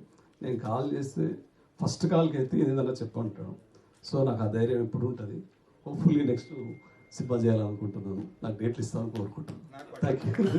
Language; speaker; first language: Telugu; native; Telugu